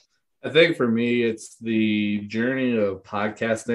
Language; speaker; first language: English; native; English